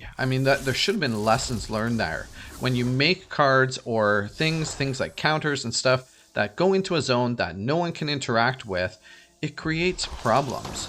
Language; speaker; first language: English; native; English